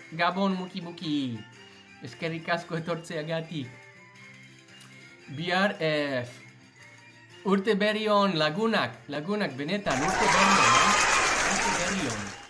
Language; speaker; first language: Basque; non-native, learner; English